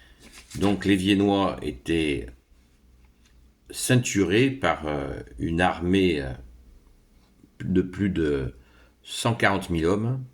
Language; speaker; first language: French; native; French